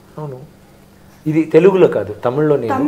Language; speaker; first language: Telugu; non-native, learner; Tamil